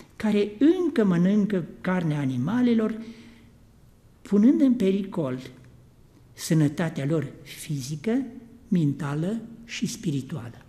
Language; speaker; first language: Romanian; native; Romanian